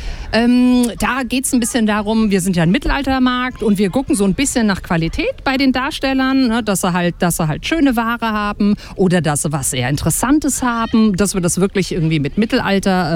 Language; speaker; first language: German; native; German